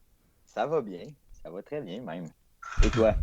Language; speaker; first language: French; native; French